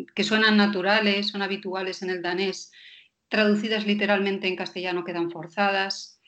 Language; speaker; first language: Spanish; non-native, fluent; Danish